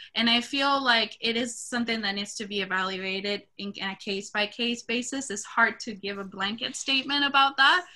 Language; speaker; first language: English; non-native, fluent; Spanish